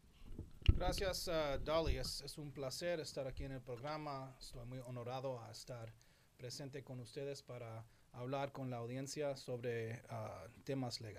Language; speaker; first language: Spanish; non-native, fluent; English